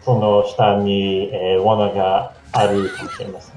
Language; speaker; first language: Japanese; non-native, fluent; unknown